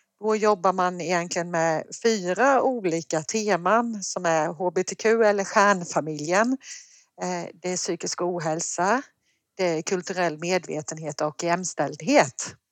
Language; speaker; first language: Swedish; native; Swedish